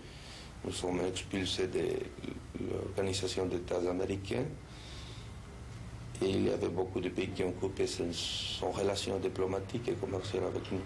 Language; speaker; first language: French; non-native, fluent; Spanish